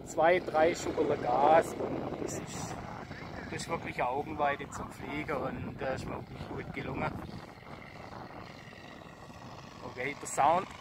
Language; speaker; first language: German; native; German